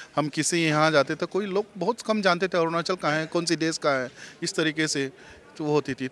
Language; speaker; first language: Hindi; non-native, local second language; Chakma